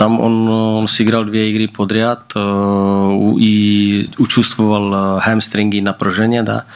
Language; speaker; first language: Russian; non-native, learner; Slovak